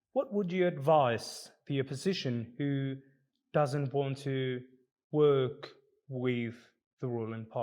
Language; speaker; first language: English; non-native, fluent; Georgian